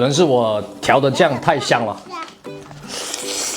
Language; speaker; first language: Chinese; native; Chinese